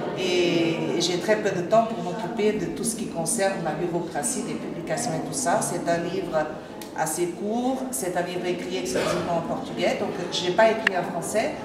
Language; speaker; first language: French; early bilingual, other home language; Portuguese